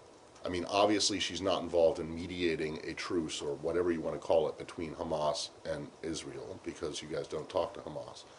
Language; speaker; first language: English; native; English